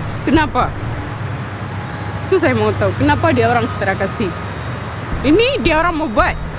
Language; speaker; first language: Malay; non-native, local second language; Tamil